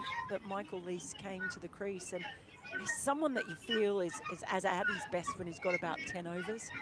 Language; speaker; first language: English; native; English